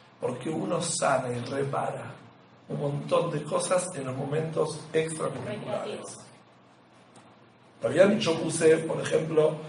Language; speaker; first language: Spanish; native; Spanish